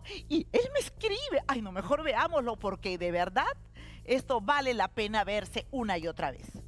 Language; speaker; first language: Spanish; native; Spanish